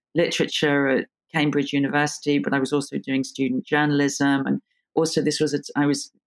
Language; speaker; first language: English; native; English